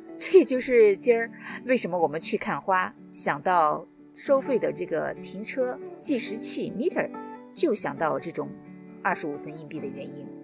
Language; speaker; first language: Chinese; native; Chinese